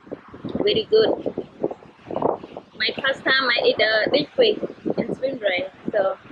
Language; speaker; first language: English; non-native, learner; Khmer